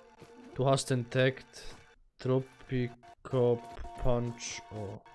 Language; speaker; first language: German; native; German